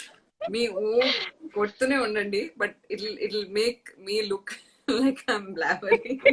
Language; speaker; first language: Telugu; non-native, fluent; Tamil